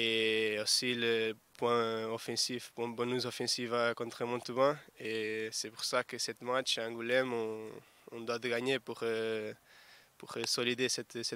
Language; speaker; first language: French; non-native, fluent; Portuguese